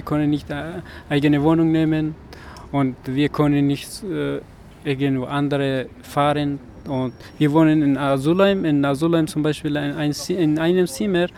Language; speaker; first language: German; non-native, learner; Persian